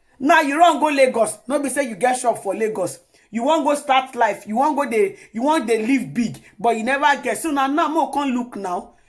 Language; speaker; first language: Nigerian Pidgin; non-native, local second language; Yoruba